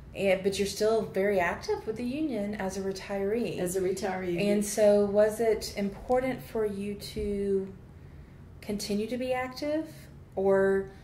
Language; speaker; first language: English; native; English